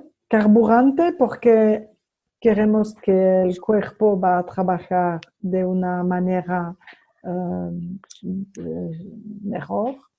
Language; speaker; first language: Spanish; non-native, fluent; French